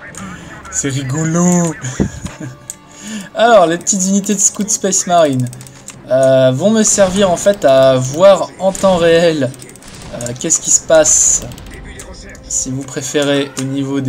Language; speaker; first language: French; native; French